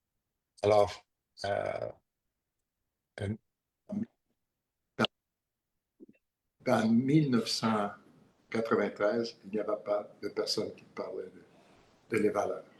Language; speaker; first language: French; non-native, learner; English